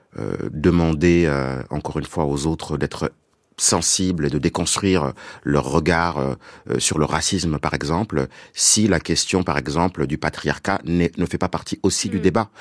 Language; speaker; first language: French; non-native, local second language; Wolof